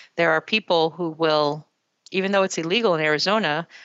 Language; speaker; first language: English; early bilingual, other home language; Spanish